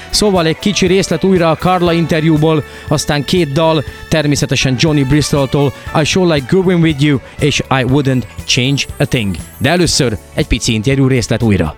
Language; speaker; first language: Hungarian; native; Hungarian